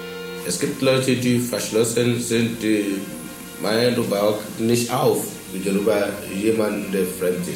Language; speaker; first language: German; non-native, fluent; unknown